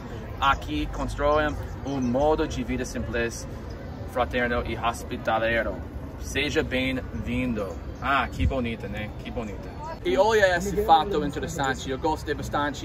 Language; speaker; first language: Portuguese; non-native, fluent; English